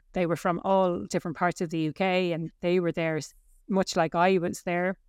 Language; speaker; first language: English; native; English